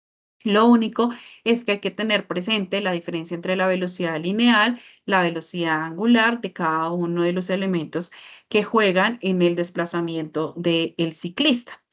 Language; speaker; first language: Spanish; native; Spanish